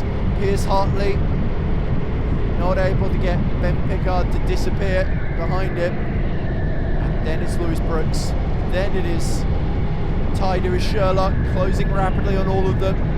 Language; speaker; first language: English; native; English